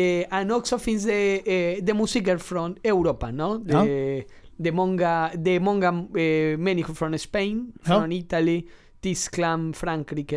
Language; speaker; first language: Swedish; non-native, learner; Spanish